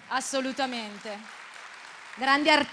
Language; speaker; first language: Italian; native; Italian